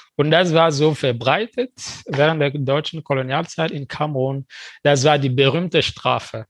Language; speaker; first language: German; non-native, fluent; French